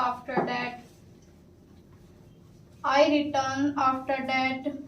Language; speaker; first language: English; non-native, learner; Hindi